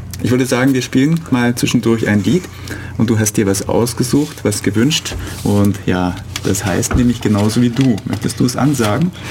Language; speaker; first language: German; native; German